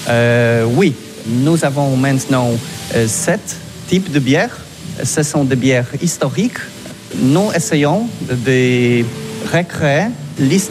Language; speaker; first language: French; non-native, learner; Polish